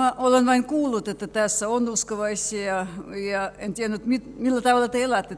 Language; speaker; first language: Finnish; non-native, fluent; Russian